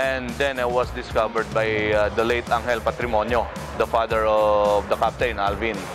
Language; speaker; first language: English; non-native, local second language; Filipino